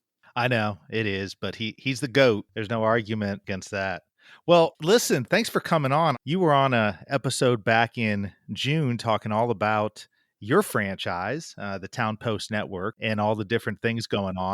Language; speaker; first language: English; native; English